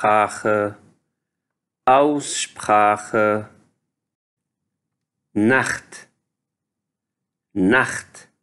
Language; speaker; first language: German; non-native, fluent; Arabic